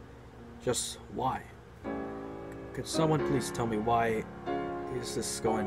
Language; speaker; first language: English; native; English